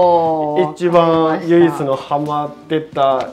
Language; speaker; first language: Japanese; non-native, fluent; Chinese